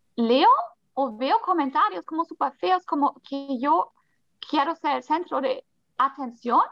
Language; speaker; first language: Spanish; non-native, fluent; German